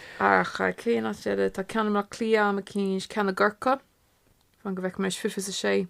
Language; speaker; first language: Irish; non-native, local second language; English